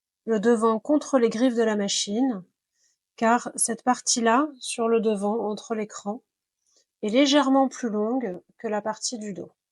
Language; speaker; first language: French; native; French